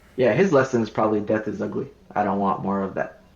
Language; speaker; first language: English; native; English